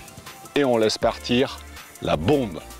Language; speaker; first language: French; native; French